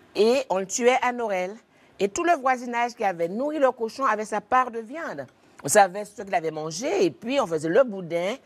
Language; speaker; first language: French; native; French